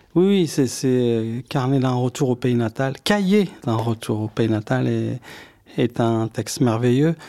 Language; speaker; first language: French; early bilingual, other home language; Arabic